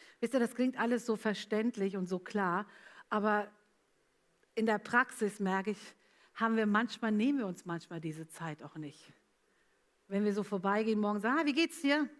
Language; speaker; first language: German; early bilingual, other home language; Italian